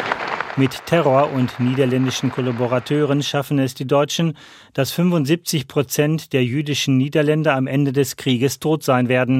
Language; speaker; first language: German; native; German